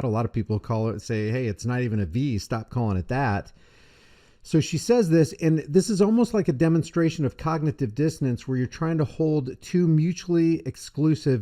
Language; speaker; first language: English; native; English